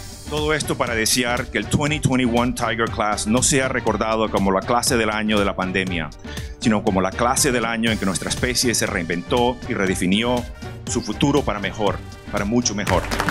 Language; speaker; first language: Spanish; native; Spanish